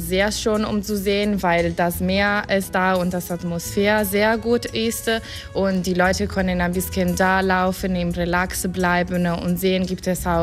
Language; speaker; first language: German; non-native, learner; Italian